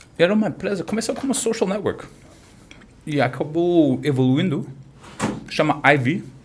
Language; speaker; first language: Portuguese; non-native, fluent; English